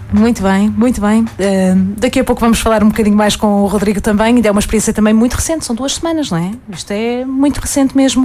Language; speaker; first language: Portuguese; native; Portuguese